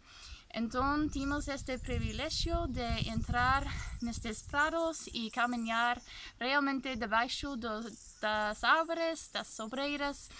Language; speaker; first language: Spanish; non-native, fluent; English